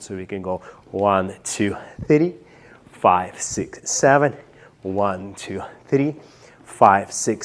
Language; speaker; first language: English; non-native, fluent; Russian